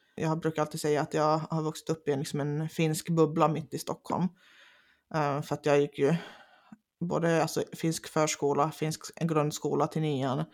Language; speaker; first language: Swedish; non-native, local second language; Finnish